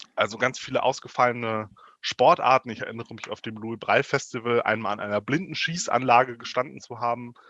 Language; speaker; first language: German; native; German